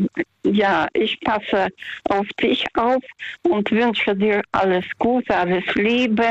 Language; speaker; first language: German; non-native, fluent; Russian